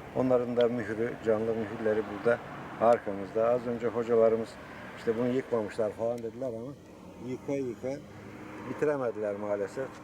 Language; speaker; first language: Turkish; native; Turkish